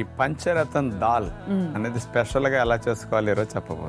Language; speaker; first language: Telugu; native; Telugu